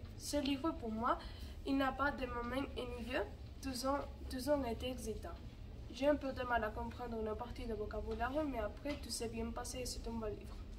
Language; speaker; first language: French; non-native, learner; Catalan